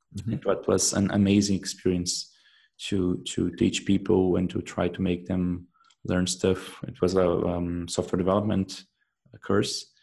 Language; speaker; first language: English; non-native, fluent; Portuguese